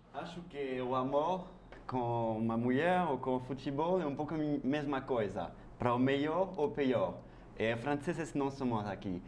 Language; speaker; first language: Portuguese; non-native, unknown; French